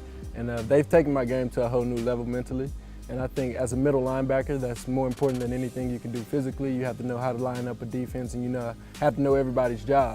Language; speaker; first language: English; native; English